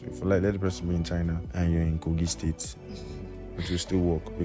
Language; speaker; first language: English; non-native, local second language; Igbo